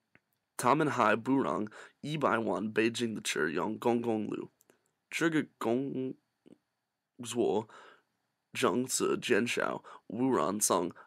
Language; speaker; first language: Chinese; non-native, learner; English